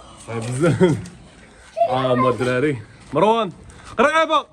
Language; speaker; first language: Arabic; native; Arabic